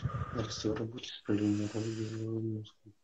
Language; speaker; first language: Russian; native; Russian